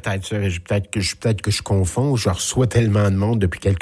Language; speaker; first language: French; native; French